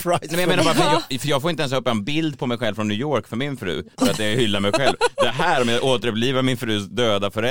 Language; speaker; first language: Swedish; native; Swedish